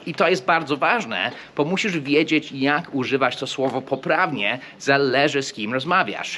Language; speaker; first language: Polish; early bilingual, heritage; English